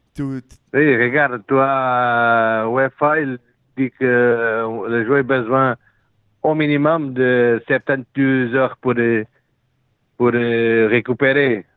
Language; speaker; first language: French; non-native, learner; Portuguese